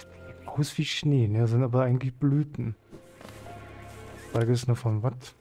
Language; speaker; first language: German; native; German